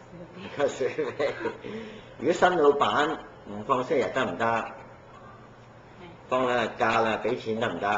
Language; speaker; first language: Cantonese; native; Cantonese